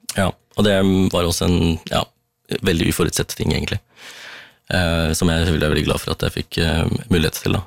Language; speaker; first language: Norwegian; early bilingual, other home language; Tamil